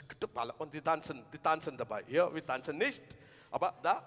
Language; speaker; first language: German; non-native, learner; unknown